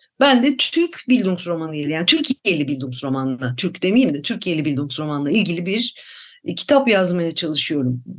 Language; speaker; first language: Turkish; native; Turkish